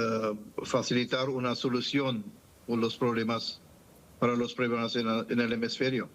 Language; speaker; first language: Spanish; non-native, fluent; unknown